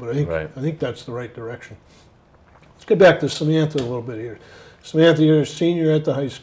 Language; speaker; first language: English; native; English